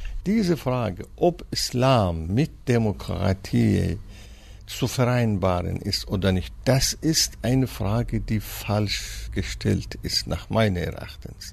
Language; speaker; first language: German; non-native, fluent; Persian